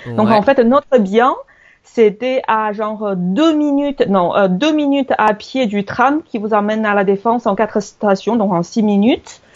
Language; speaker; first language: French; non-native, fluent; Chinese